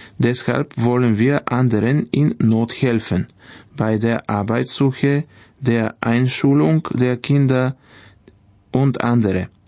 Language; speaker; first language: German; non-native, fluent; Bulgarian